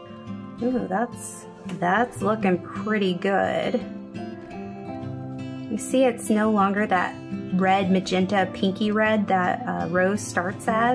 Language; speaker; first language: English; native; English